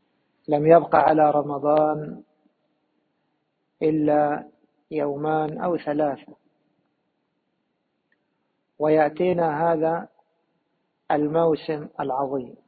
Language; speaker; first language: Arabic; native; Arabic